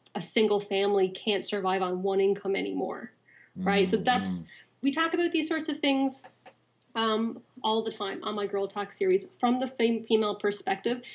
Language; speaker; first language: English; native; English